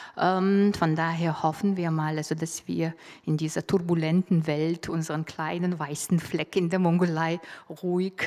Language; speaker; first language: German; non-native, fluent; Mongolian